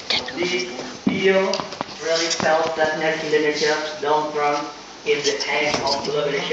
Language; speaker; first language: English; non-native, learner; Indonesian